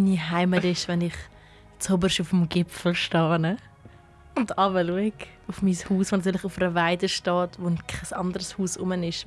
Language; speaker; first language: German; native; German